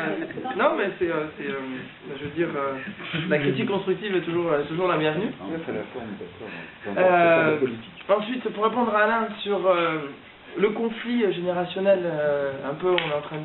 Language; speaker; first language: French; native; French